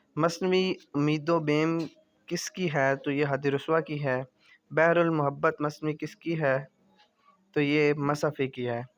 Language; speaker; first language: Urdu; native; Urdu